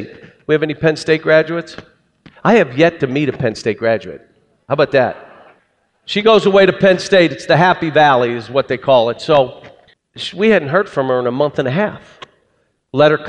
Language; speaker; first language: English; native; English